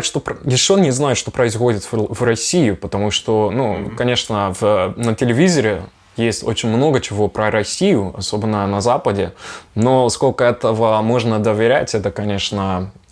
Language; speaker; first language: Russian; non-native, fluent; Dutch